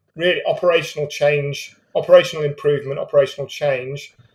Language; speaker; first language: English; native; English